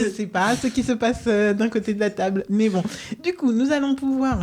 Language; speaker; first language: French; native; French